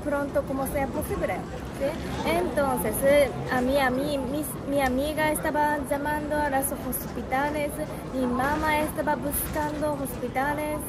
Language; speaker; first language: Spanish; non-native, learner; Japanese